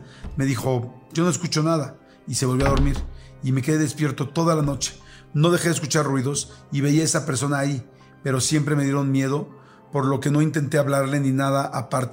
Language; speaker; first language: Spanish; native; Spanish